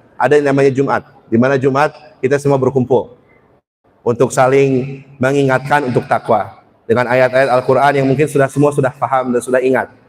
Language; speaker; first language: Indonesian; early bilingual, heritage; Indonesian